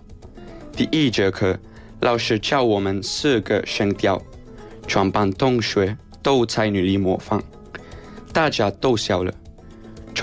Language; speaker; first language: Chinese; non-native, fluent; Spanish